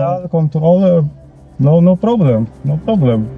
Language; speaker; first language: English; non-native, fluent; Polish